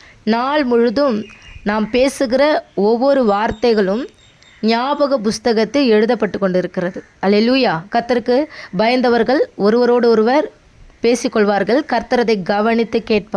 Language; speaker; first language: Tamil; native; Tamil